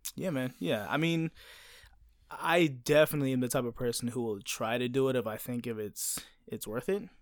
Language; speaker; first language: English; native; English